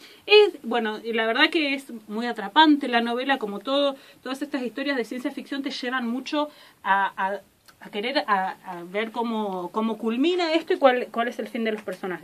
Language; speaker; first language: Spanish; native; Spanish